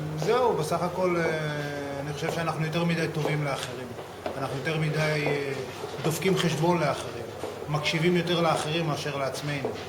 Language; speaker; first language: Hebrew; native; Hebrew